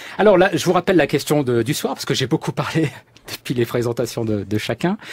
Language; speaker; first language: French; native; French